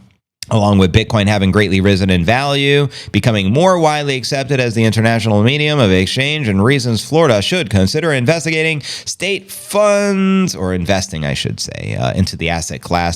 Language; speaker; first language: English; native; English